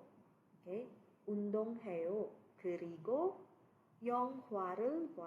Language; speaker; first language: Korean; non-native, fluent; Cebuano